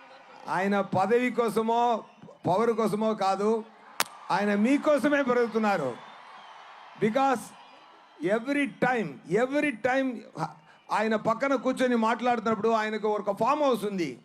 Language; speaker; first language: Telugu; non-native, learner; Tamil